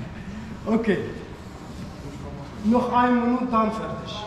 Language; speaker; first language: German; non-native, learner; Arabic